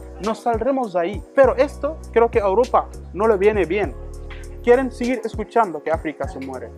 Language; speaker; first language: Spanish; non-native, fluent; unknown